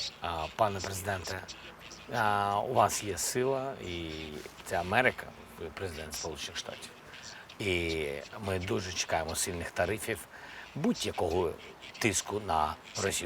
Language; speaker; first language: Ukrainian; non-native, local second language; Russian